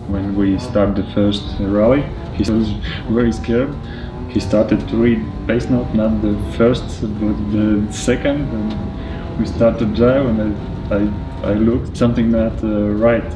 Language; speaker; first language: English; non-native, learner; Latvian